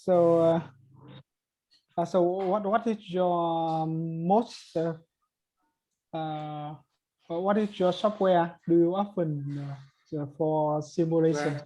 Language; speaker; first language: English; non-native, learner; Vietnamese